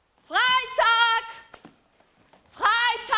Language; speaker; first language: German; non-native, fluent; Portuguese